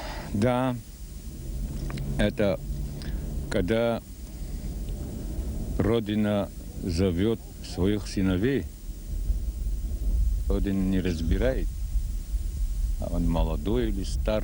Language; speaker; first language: Russian; non-native, local second language; Abkhazian